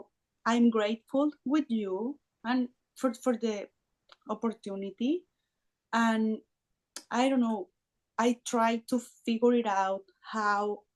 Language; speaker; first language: English; non-native, learner; Spanish